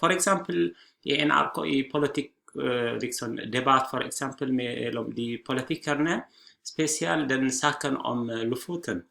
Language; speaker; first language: Norwegian; non-native, learner; Tigrinya